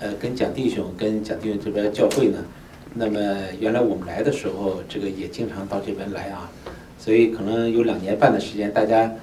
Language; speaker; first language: Chinese; native; Chinese